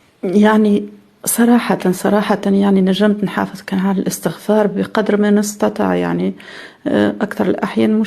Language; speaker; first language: Arabic; native; Arabic